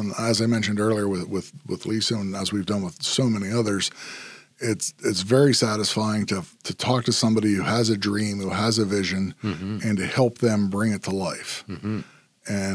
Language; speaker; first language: English; native; English